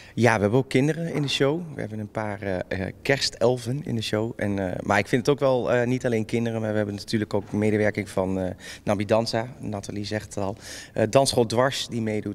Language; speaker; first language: Dutch; native; Dutch